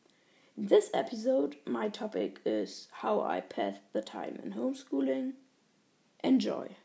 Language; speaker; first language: English; non-native, fluent; German